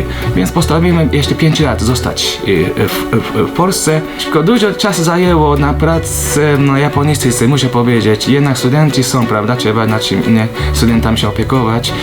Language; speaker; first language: Polish; non-native, fluent; Japanese